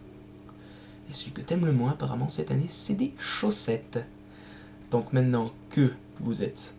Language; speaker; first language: French; native; French